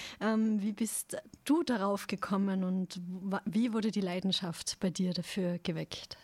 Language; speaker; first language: German; native; German